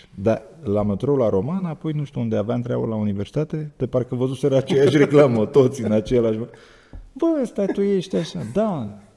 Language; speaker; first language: Romanian; native; Romanian